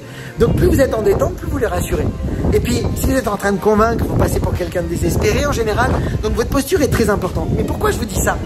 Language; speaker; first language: French; native; French